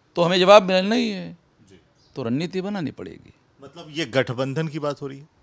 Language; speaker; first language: Hindi; native; Hindi